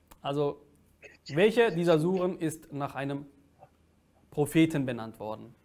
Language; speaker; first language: German; native; German